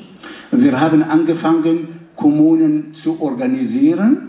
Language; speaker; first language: German; non-native, fluent; Arabic